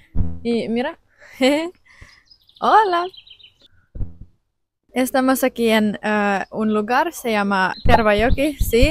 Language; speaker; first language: Spanish; non-native, learner; Finnish